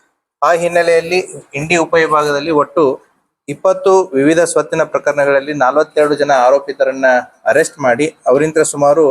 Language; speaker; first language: Kannada; native; Kannada